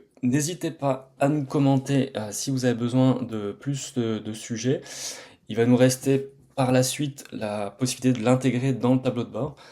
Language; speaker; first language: French; native; French